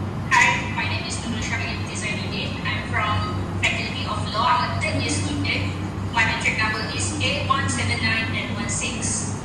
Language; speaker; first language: English; non-native, local second language; Malay